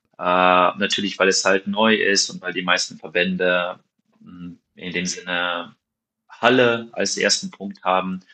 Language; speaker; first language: German; non-native, fluent; Slovenian